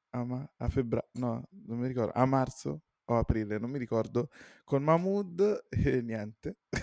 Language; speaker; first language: Italian; native; Italian